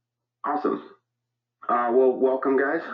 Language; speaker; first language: English; native; English